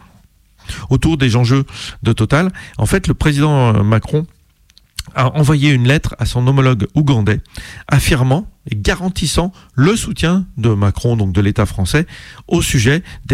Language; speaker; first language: French; native; French